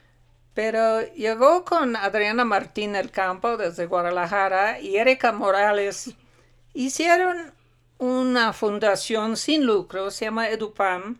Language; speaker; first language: Spanish; non-native, fluent; English